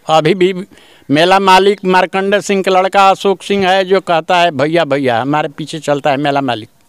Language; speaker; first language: Hindi; native; Hindi